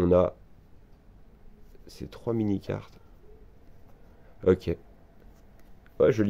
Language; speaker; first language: French; native; French